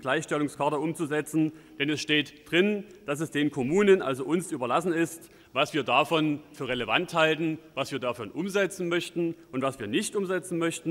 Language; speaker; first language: German; native; German